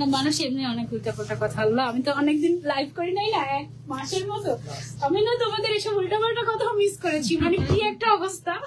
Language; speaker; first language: Bangla; native; Bangla